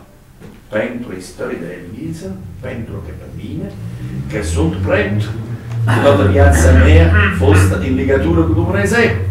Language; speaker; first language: Romanian; non-native, learner; Italian